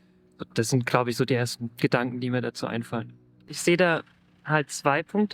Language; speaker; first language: German; native; German